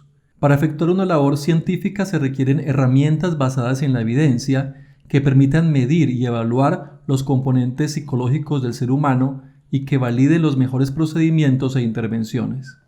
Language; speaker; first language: Spanish; native; Spanish